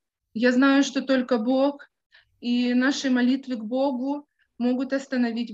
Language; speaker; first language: Ukrainian; non-native, local second language; Russian